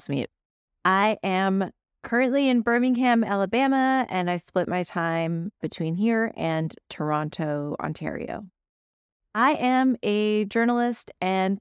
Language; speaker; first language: English; native; English